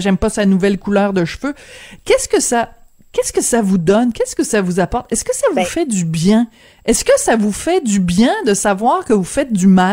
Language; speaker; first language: French; native; French